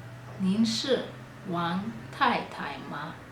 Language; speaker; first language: Chinese; non-native, fluent; Kalenjin